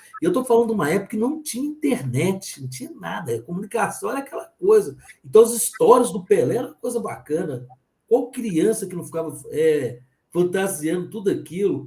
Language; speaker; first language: Portuguese; native; Portuguese